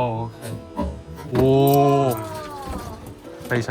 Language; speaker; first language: Chinese; native; Chinese